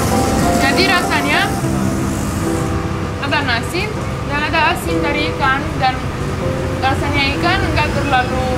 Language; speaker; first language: Indonesian; non-native, fluent; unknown